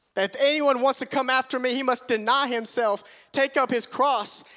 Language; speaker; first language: English; native; English